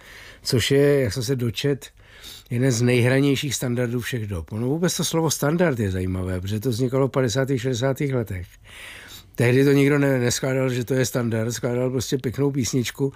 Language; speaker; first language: Czech; native; Czech